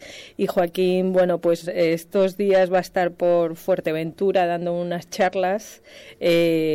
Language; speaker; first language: Spanish; native; Spanish